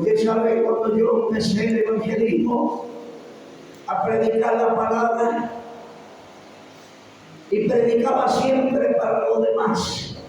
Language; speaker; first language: Spanish; native; Spanish